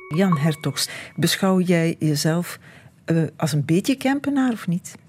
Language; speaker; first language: Dutch; native; Dutch